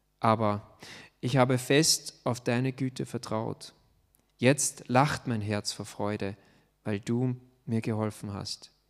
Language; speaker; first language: German; native; German